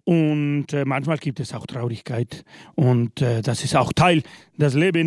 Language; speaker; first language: German; non-native, fluent; Spanish